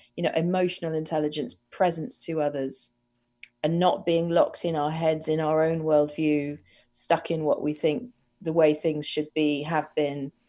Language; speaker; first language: English; native; English